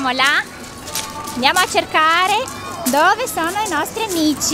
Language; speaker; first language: Italian; native; Italian